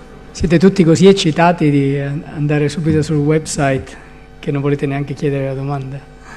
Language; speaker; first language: Italian; native; Italian